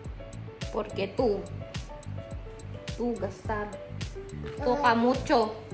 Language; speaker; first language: Spanish; non-native, learner; Filipino